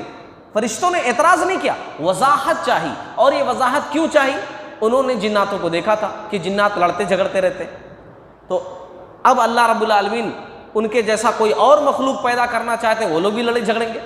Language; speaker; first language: Urdu; native; Urdu